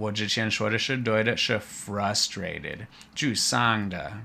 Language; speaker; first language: Chinese; non-native, fluent; English